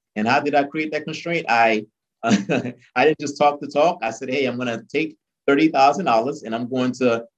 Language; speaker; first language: English; early bilingual, other home language; Haitian Creole